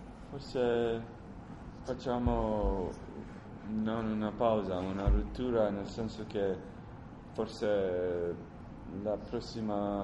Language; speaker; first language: Italian; non-native, learner; English